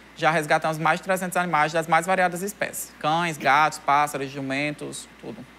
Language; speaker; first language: Portuguese; native; Portuguese